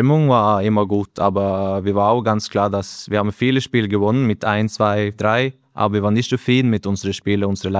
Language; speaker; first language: German; non-native, learner; Norwegian